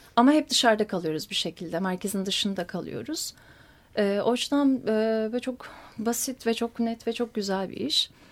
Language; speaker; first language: Turkish; native; Turkish